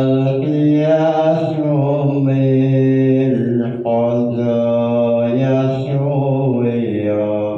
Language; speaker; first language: Arabic; non-native, fluent; Javanese